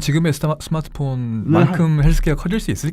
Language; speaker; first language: Korean; native; Korean